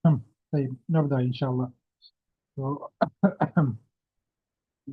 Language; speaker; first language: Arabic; non-native, fluent; English